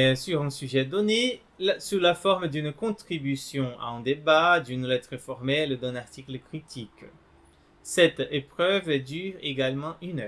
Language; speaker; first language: French; non-native, fluent; Portuguese